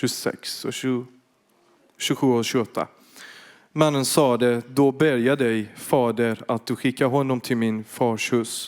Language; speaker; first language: Swedish; non-native, fluent; Persian